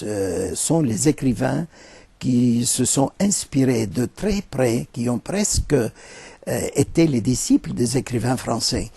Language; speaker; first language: French; non-native, fluent; Turkish